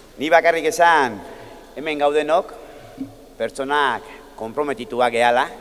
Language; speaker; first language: Basque; native; Basque